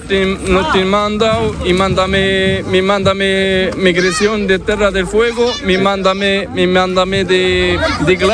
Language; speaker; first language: Spanish; non-native, learner; Arabic